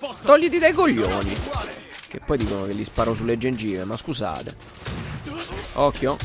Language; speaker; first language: Italian; native; Italian